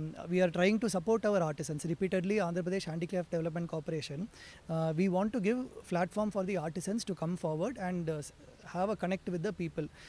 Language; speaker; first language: English; non-native, local second language; Telugu